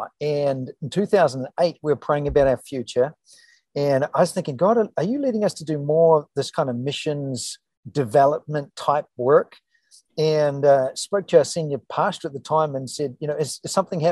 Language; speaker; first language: English; native; English